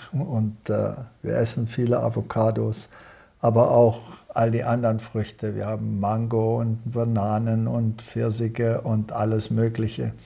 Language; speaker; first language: German; early bilingual, heritage; German